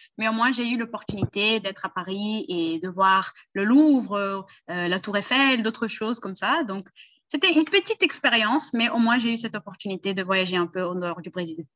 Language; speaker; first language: French; early bilingual, heritage; Portuguese